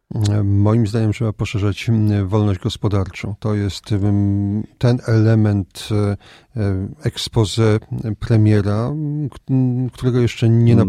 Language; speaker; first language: Polish; native; Polish